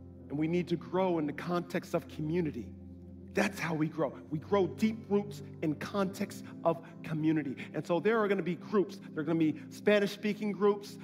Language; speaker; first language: English; native; English